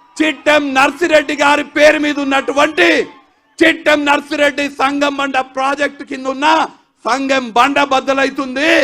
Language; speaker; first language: Telugu; native; Telugu